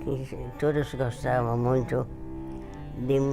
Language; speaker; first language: Portuguese; non-native, fluent; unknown